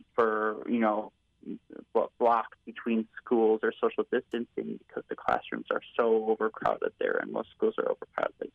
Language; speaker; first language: English; native; English